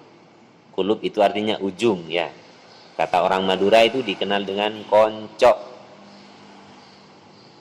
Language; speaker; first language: Indonesian; native; Indonesian